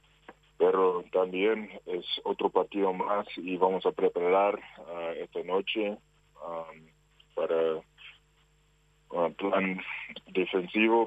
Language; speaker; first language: Spanish; non-native, fluent; English